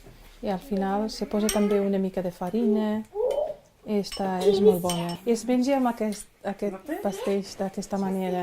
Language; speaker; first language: Catalan; non-native, fluent; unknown